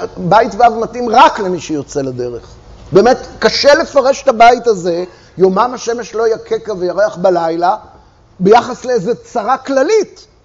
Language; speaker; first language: Hebrew; native; Hebrew